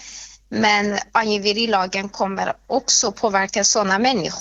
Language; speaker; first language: Swedish; non-native, fluent; Persian